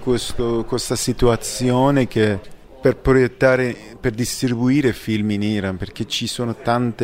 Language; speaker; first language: Italian; non-native, fluent; Persian